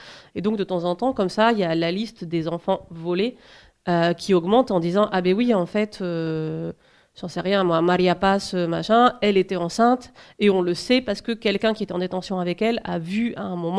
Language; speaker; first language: French; native; French